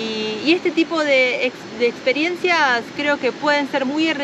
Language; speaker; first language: Spanish; native; Spanish